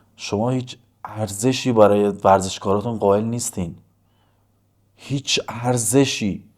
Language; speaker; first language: Persian; native; Persian